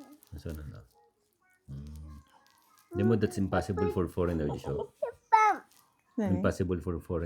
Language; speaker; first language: Japanese; non-native, learner; Filipino